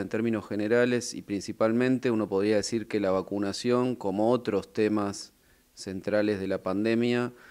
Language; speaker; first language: Spanish; native; Spanish